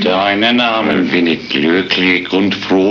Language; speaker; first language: German; non-native, learner; English